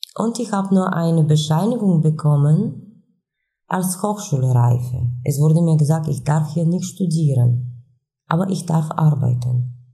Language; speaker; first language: German; non-native, fluent; Bulgarian